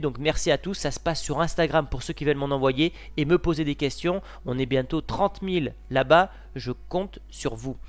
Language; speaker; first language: French; native; French